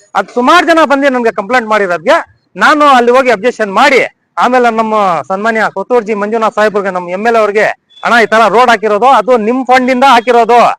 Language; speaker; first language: Kannada; non-native, local second language; Urdu